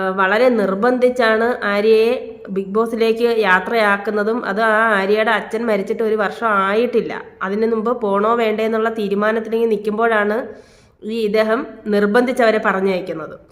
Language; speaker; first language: Malayalam; native; Malayalam